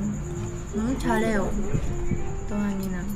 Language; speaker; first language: Korean; non-native, learner; Japanese